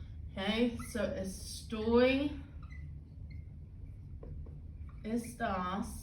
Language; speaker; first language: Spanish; non-native, fluent; English